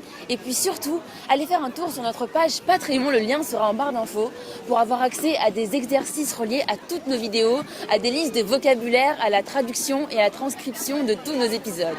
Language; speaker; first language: French; native; French